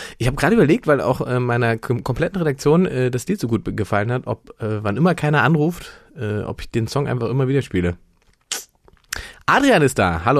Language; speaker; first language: German; native; German